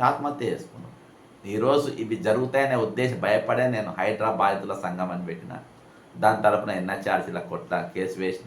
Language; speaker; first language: Telugu; native; Telugu